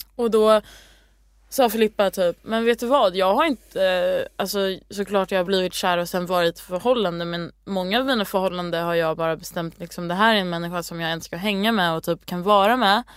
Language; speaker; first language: Swedish; early bilingual, other home language; English